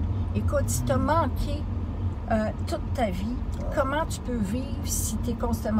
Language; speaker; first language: French; native; French